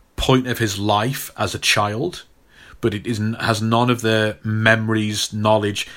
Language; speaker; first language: English; native; English